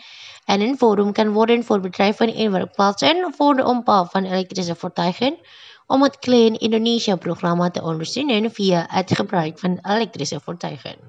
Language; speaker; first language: Dutch; non-native, fluent; Indonesian